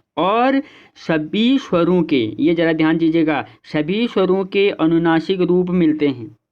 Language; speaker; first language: Hindi; native; Hindi